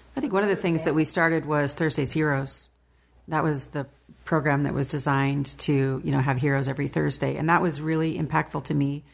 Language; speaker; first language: English; native; English